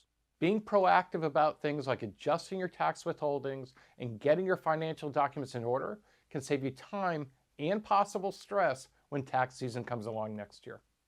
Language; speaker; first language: English; native; English